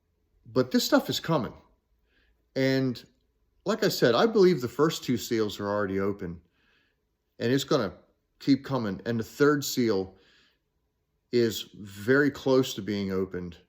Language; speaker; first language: English; native; English